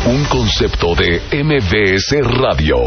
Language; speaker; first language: Spanish; native; Spanish